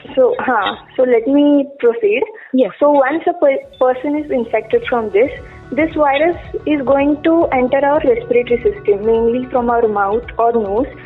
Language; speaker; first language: English; non-native, local second language; Kannada